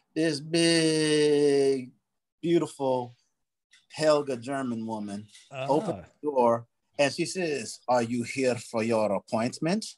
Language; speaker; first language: English; native; English